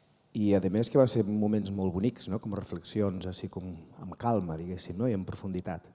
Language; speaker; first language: Catalan; non-native, fluent; Galician